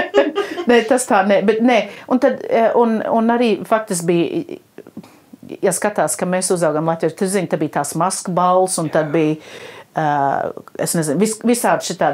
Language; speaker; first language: Latvian; early bilingual, heritage; Latvian